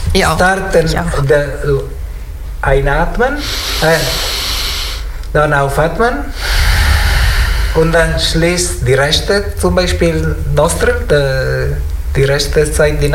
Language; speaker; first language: German; non-native, learner; Italian